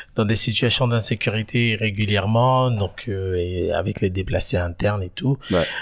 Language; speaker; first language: French; native; French